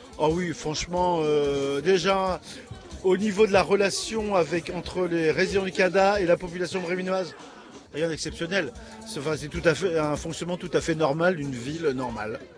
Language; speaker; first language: French; native; French